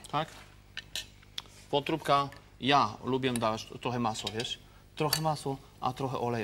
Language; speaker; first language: Polish; non-native, fluent; French